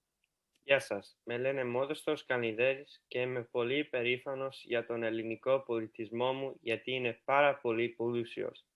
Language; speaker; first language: Greek; early bilingual, heritage; Greek